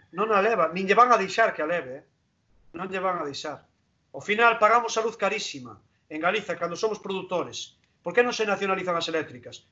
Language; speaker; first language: Galician; non-native, local second language; Spanish